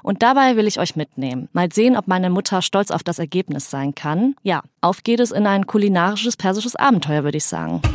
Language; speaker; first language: German; early bilingual, other home language; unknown